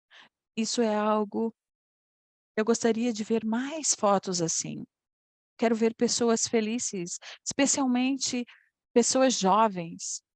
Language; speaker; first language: Portuguese; non-native, fluent; Polish